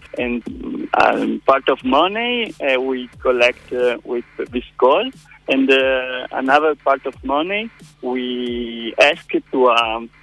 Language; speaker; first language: English; non-native, learner; Italian